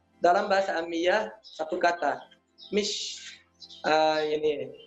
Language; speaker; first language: Indonesian; non-native, learner; Arabic